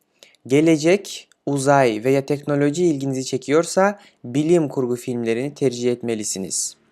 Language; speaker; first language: Turkish; non-native, fluent; Kyrgyz